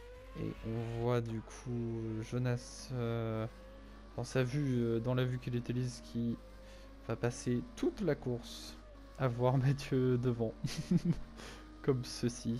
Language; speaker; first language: French; native; French